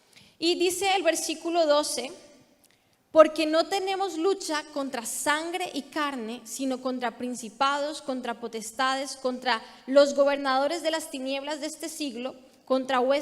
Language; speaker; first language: Spanish; native; Spanish